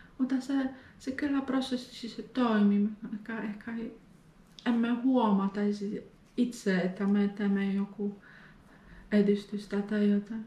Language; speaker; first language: Finnish; non-native, fluent; Polish